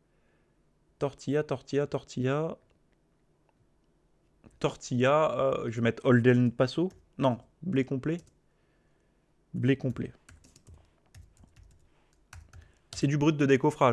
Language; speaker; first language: French; native; French